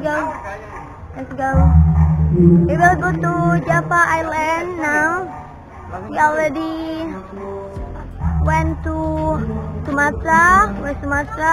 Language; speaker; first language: English; non-native, learner; Indonesian